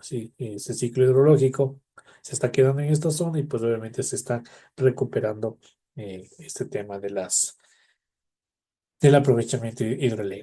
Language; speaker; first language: Spanish; native; Spanish